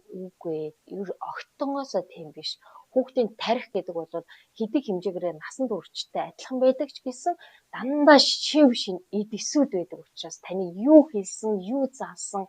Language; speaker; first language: Mongolian; native; Mongolian